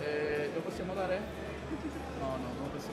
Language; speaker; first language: Italian; native; Italian